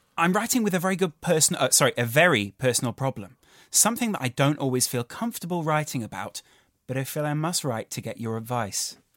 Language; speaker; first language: English; native; English